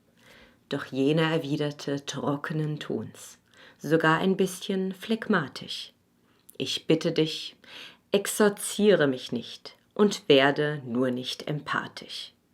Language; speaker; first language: German; native; German